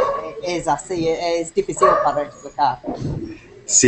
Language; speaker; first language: Spanish; non-native, learner; English